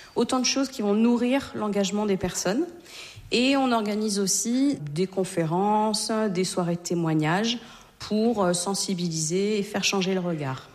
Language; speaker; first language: French; native; French